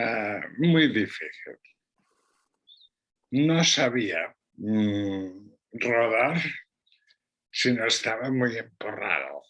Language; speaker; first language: Spanish; non-native, local second language; Catalan